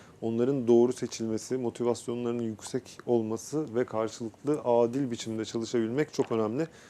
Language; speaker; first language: Turkish; native; Turkish